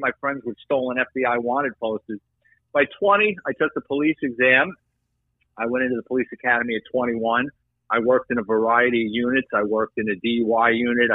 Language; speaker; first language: English; native; English